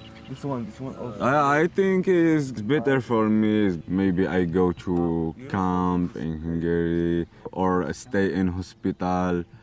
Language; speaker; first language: English; non-native, learner; Arabic